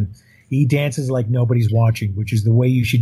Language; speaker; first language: English; native; English